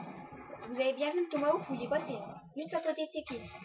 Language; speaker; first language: French; native; French